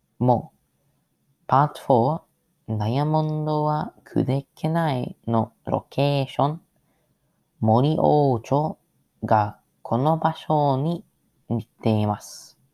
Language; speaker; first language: Japanese; non-native, learner; English